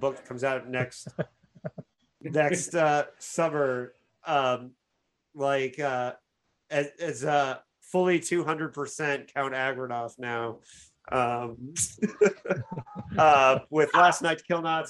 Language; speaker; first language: English; native; English